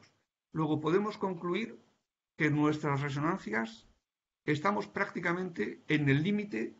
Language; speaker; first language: Spanish; native; Spanish